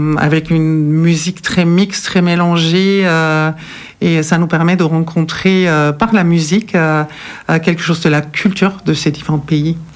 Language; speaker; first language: French; non-native, fluent; German